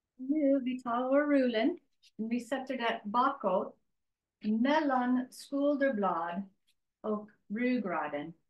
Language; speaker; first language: Swedish; non-native, learner; English